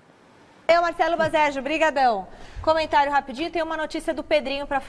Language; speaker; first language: Portuguese; native; Portuguese